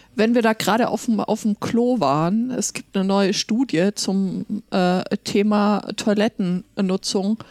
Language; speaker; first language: German; native; German